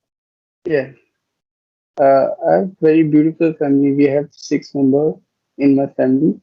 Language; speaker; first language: English; non-native, learner; Hindi